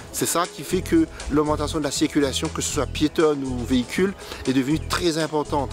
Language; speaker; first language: French; native; French